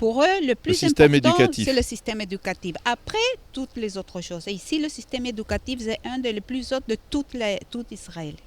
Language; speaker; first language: French; non-native, fluent; Spanish